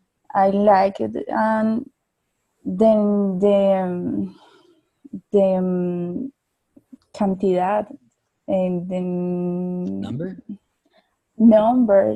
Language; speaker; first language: English; non-native, learner; Spanish